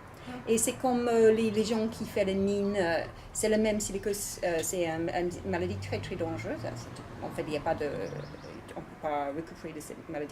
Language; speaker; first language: French; non-native, learner; English